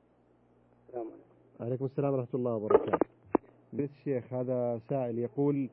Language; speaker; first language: Arabic; native; Arabic